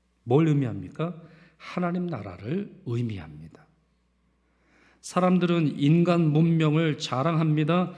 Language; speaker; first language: Korean; native; Korean